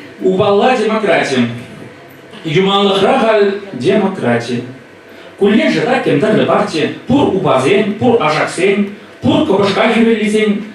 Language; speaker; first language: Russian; non-native, local second language; Chuvash